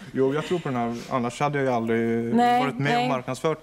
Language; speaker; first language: Swedish; native; Swedish